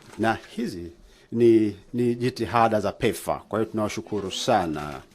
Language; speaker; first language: Swahili; native; Swahili